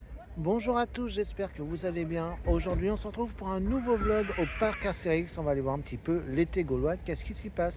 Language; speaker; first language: French; native; French